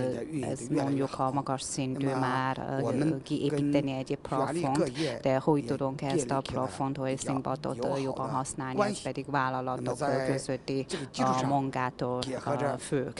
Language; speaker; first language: Hungarian; non-native, learner; Chinese